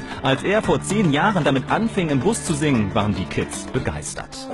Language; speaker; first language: German; native; German